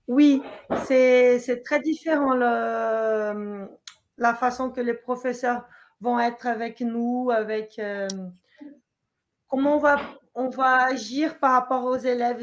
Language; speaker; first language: French; non-native, fluent; Portuguese